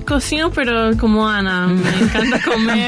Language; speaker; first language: Spanish; non-native, fluent; English